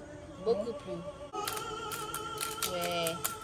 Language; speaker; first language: French; non-native, fluent; English